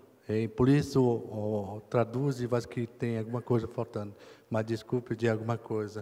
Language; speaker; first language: Portuguese; non-native, local second language; Kayapó